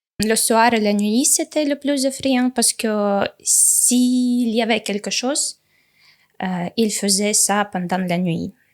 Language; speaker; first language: French; non-native, fluent; Russian